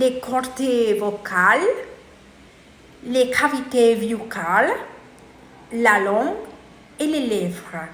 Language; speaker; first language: French; non-native, learner; Spanish